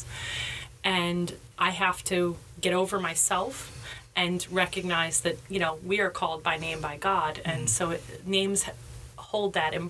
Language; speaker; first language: English; native; English